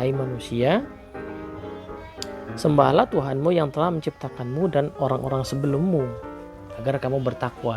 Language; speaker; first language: Indonesian; native; Indonesian